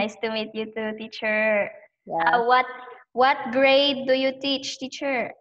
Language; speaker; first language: English; non-native, learner; Thai